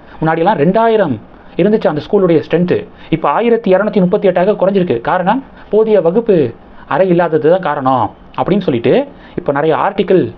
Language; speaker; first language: Tamil; native; Tamil